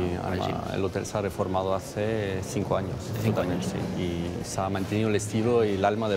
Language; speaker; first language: Spanish; non-native, fluent; French